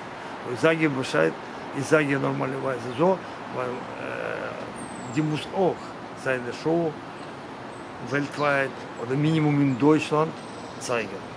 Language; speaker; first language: German; non-native, learner; Russian